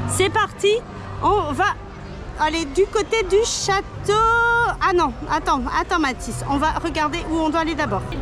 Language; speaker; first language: French; native; French